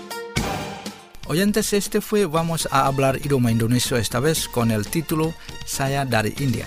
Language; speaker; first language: Spanish; non-native, fluent; Indonesian